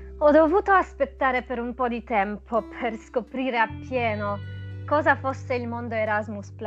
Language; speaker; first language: Italian; non-native, fluent; Polish